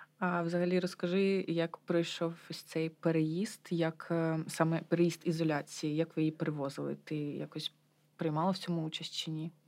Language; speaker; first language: Ukrainian; native; Ukrainian